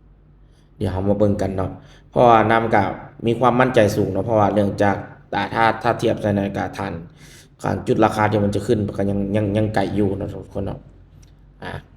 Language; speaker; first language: Thai; non-native, local second language; Northeastern Thai